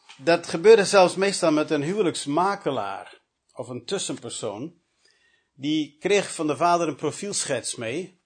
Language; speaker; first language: Dutch; early bilingual, other home language; English